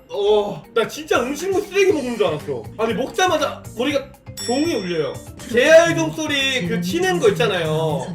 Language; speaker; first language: Korean; native; Korean